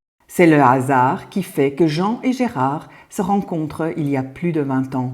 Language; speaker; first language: French; native; French